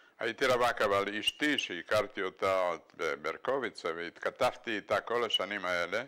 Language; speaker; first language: Hebrew; non-native, fluent; Bulgarian